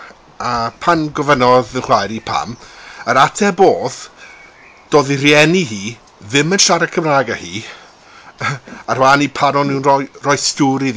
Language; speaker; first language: Welsh; non-native, local second language; English